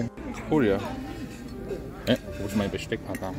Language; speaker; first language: German; non-native, learner; Korean